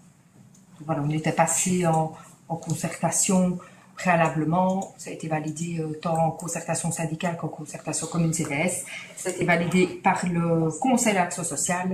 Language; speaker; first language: French; native; French